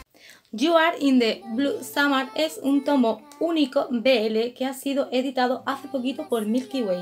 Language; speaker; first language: Spanish; native; Spanish